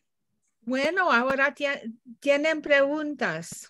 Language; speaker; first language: Spanish; non-native, learner; English